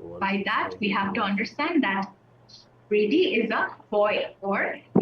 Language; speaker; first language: English; non-native, fluent; Bangla